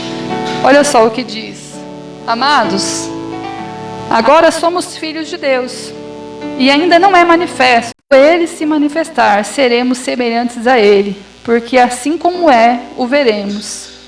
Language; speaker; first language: Portuguese; native; Portuguese